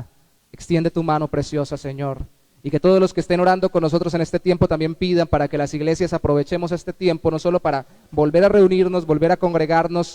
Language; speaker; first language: Spanish; native; Spanish